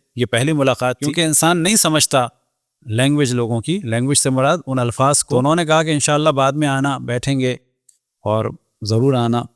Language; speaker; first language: Urdu; native; Urdu